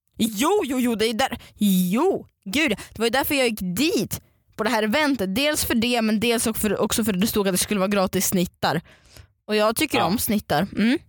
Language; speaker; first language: Swedish; early bilingual, other home language; Russian